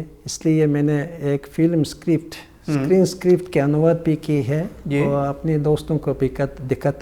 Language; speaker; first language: Hindi; non-native, learner; Mongolian